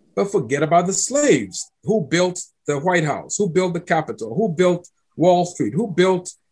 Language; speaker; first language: English; non-native, local second language; Akan